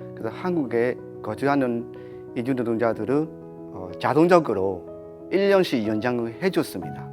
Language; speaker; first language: Korean; non-native, fluent; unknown